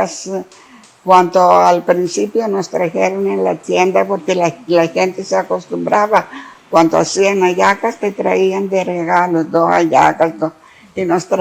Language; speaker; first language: Spanish; non-native, fluent; Greek